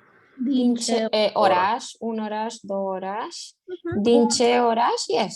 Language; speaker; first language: Romanian; non-native, learner; Spanish